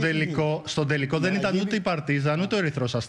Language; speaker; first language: Greek; native; Greek